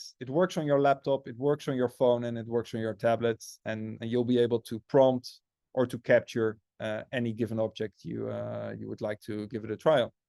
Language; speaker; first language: English; non-native, fluent; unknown